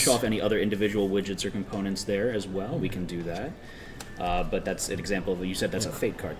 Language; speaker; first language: English; native; English